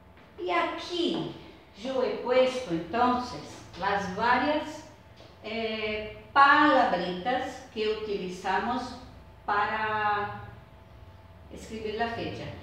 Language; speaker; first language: Spanish; non-native, fluent; Portuguese